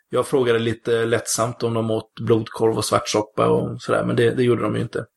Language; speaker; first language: Swedish; native; Swedish